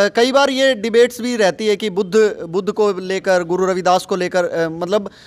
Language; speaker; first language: Hindi; native; Hindi